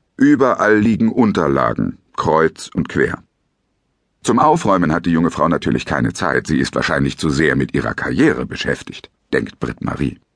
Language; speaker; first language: German; native; German